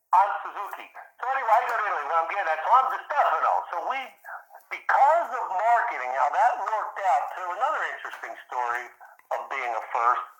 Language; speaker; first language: English; early bilingual, other home language; Italian